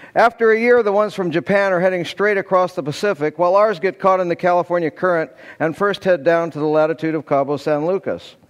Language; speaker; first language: English; native; English